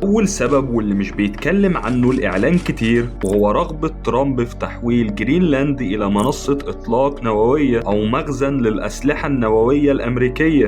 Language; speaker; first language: Arabic; native; Arabic